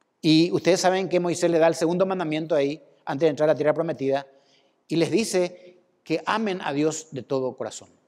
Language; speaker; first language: Spanish; native; Spanish